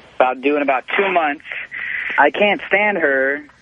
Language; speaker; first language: English; native; English